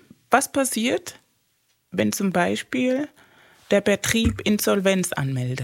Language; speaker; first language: German; non-native, fluent; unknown